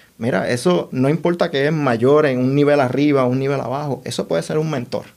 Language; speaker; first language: Spanish; native; Spanish